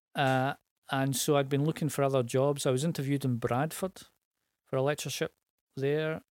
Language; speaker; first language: English; native; English